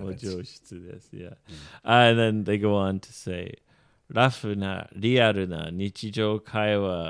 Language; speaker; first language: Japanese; non-native, fluent; English